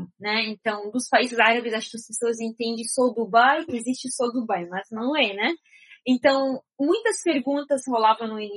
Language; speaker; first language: Portuguese; non-native, fluent; Arabic